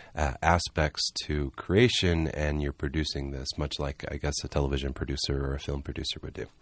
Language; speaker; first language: English; native; English